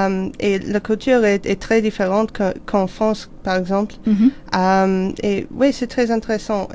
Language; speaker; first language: French; non-native, learner; English